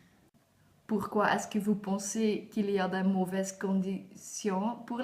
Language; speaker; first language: French; non-native, learner; Dutch